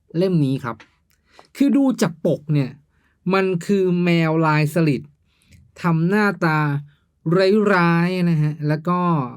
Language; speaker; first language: Thai; native; Thai